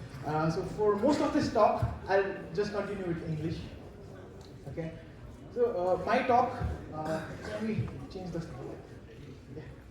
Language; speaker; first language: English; non-native, local second language; Nepali